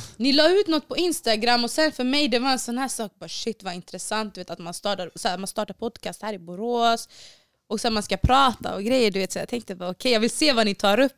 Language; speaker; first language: Swedish; early bilingual, other home language; Baluchi